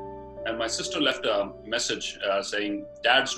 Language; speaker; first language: English; non-native, local second language; Punjabi